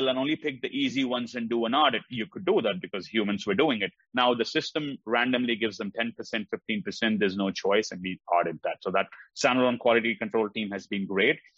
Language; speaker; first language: English; non-native, local second language; Tamil